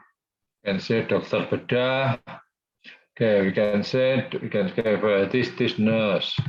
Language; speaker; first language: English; non-native, fluent; Indonesian